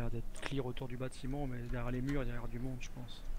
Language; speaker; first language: French; native; French